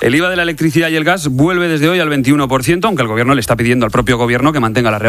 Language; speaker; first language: Spanish; native; Spanish